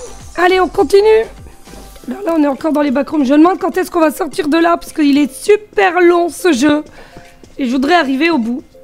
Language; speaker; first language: French; native; French